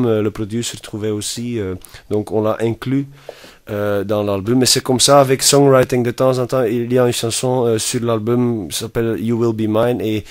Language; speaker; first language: French; non-native, fluent; Dutch